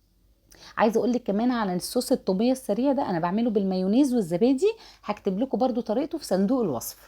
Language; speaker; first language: Arabic; native; Arabic